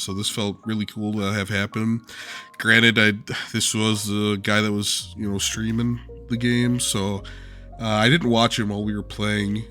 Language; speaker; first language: English; native; English